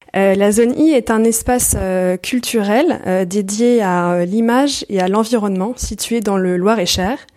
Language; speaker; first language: French; native; French